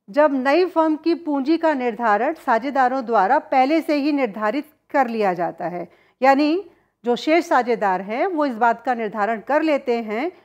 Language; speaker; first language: Hindi; native; Hindi